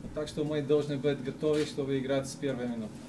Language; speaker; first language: Russian; non-native, learner; Ukrainian